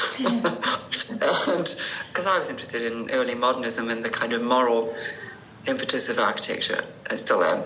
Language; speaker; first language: English; native; English